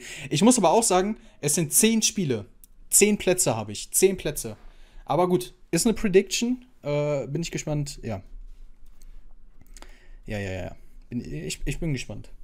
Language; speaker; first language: German; native; German